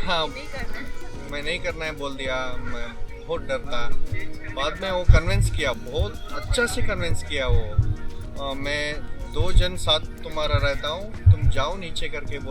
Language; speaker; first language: Hindi; non-native, local second language; Bangla